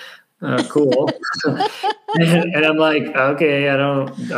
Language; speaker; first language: English; native; English